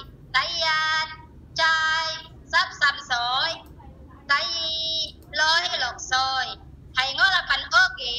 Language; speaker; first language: Chinese; non-native, learner; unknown